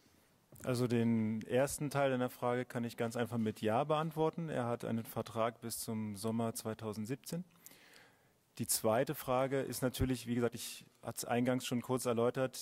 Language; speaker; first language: German; native; German